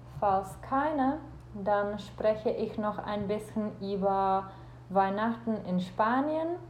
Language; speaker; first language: German; non-native, fluent; Czech